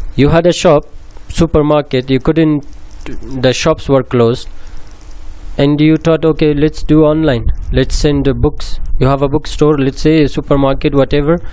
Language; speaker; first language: English; non-native, fluent; Persian